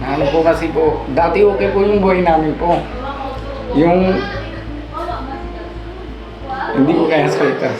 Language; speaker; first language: Filipino; non-native, learner; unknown